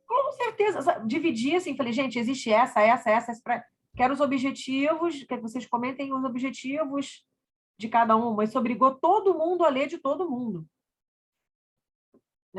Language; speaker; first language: Portuguese; native; Portuguese